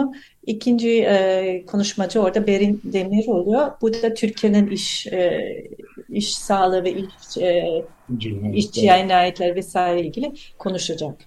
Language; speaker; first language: Turkish; non-native, fluent; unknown